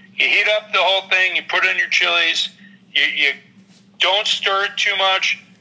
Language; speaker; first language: English; native; English